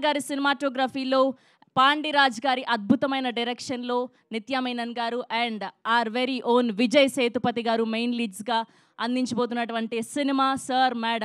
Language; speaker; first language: Telugu; native; Telugu